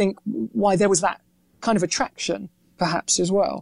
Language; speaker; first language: English; native; English